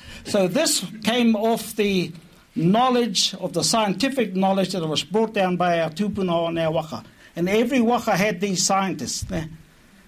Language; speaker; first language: English; native; English